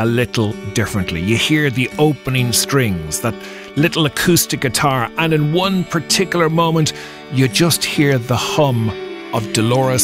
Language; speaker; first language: English; native; English